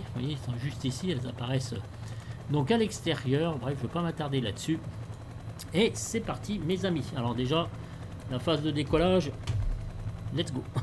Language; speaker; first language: French; native; French